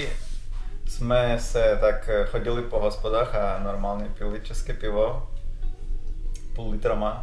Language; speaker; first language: Czech; non-native, fluent; Russian